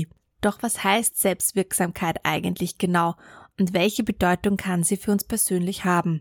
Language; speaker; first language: German; native; German